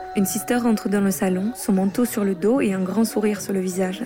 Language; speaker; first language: French; non-native, fluent; Arabic